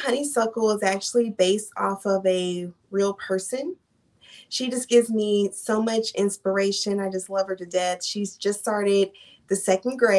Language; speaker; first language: English; native; English